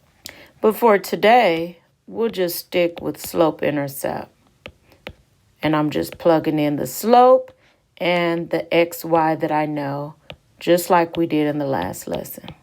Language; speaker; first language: English; native; English